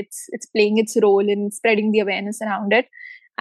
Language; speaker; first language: English; non-native, local second language; Hindi